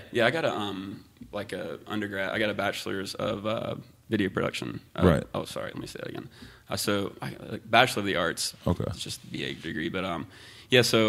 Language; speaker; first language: English; native; English